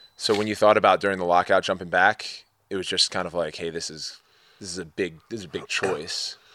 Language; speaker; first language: English; native; English